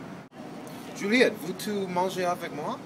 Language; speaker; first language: French; non-native, learner; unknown